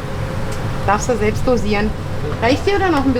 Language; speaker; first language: German; native; German